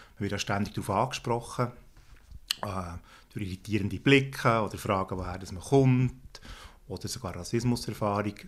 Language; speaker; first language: German; native; German